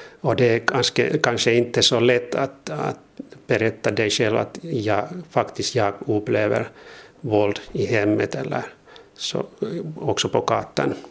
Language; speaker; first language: Swedish; non-native, learner; Finnish